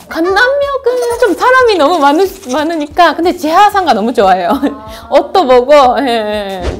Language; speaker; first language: Korean; non-native, fluent; Japanese